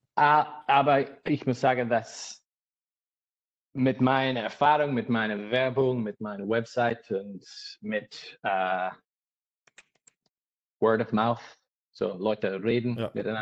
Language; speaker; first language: German; non-native, learner; English